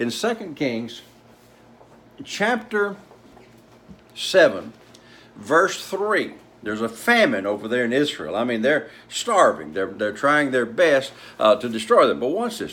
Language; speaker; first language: English; native; English